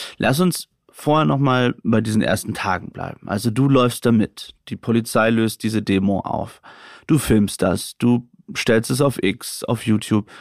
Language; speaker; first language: German; native; German